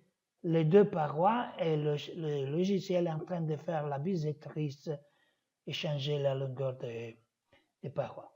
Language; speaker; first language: French; non-native, learner; Italian